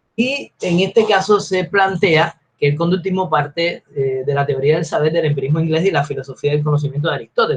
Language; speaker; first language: Spanish; native; Spanish